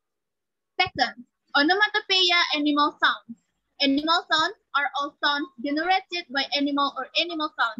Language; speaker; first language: English; non-native, learner; Indonesian